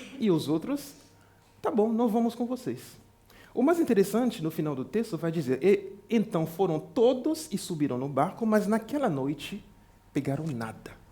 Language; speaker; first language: Portuguese; non-native, fluent; French